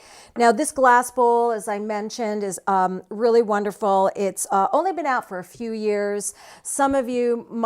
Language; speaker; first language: English; native; English